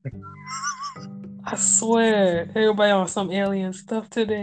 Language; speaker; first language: English; native; English